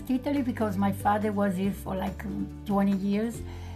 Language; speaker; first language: English; non-native, learner; Italian